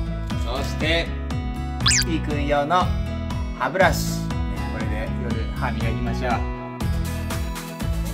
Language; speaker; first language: Japanese; native; Japanese